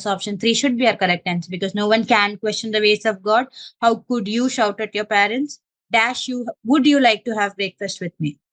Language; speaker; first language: English; non-native, local second language; Malayalam